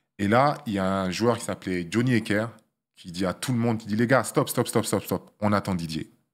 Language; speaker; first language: French; early bilingual, other home language; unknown